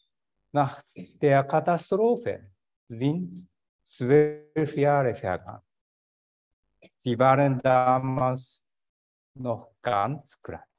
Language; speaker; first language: German; non-native, fluent; Japanese